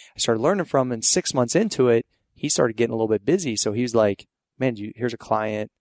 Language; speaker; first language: English; native; English